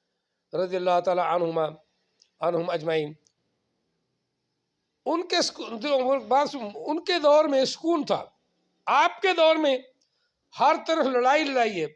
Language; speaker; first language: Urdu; non-native, local second language; Punjabi